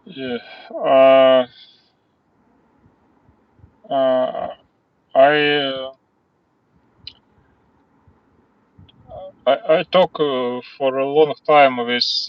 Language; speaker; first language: English; non-native, learner; Russian